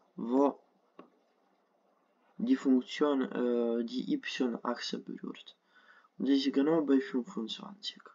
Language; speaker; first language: German; non-native, fluent; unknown